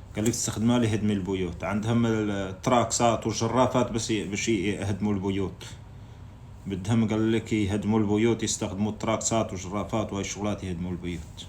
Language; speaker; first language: Arabic; native; Arabic